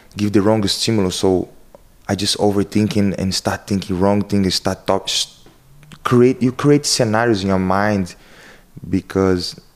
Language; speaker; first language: English; non-native, learner; Portuguese